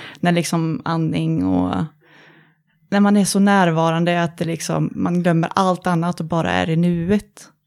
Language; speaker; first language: Swedish; native; Swedish